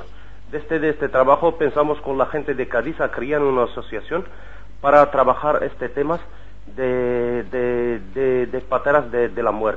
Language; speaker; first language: Spanish; non-native, learner; Arabic